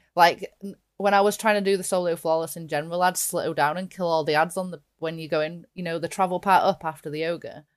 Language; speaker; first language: English; native; English